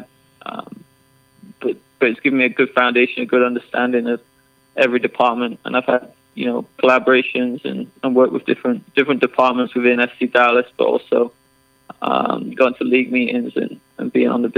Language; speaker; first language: English; native; English